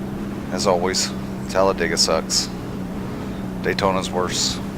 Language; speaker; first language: English; native; English